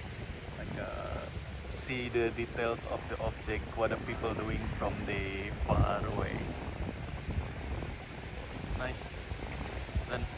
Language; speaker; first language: English; non-native, learner; Indonesian